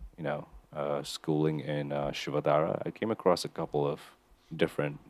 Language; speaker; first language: English; non-native, local second language; Nepali